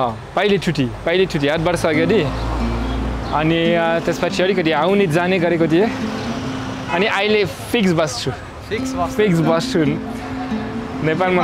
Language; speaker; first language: Nepali; non-native, learner; French